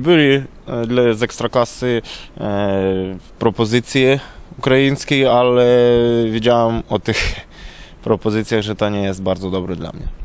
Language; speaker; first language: Polish; non-native, learner; Ukrainian